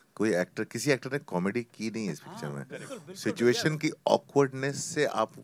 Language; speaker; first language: Hindi; native; Hindi